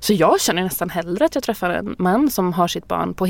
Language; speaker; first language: Swedish; native; Swedish